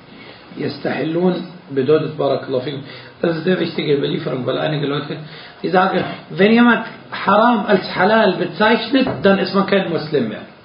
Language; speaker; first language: German; non-native, fluent; Arabic